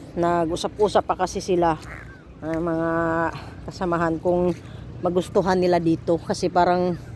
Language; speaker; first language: Filipino; non-native, local second language; Cebuano